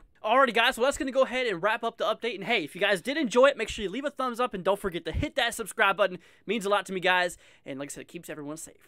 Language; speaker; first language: English; native; English